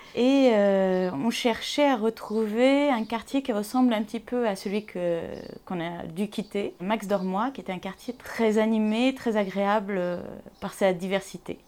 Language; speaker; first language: French; non-native, local second language; Arabic